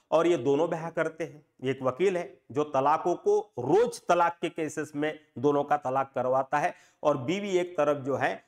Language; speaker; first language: Hindi; non-native, local second language; Marathi